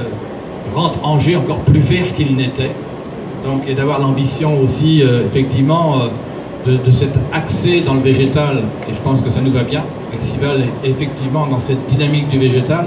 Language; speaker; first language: French; native; French